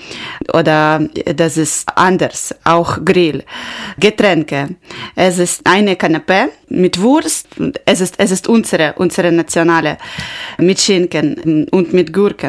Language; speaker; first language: German; non-native, learner; Ukrainian